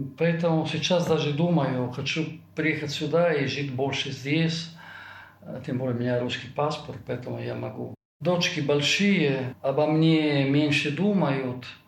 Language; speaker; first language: Russian; non-native, fluent; Italian